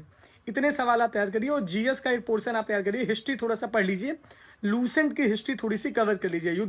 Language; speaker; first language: Hindi; native; Hindi